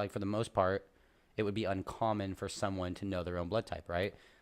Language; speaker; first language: English; native; English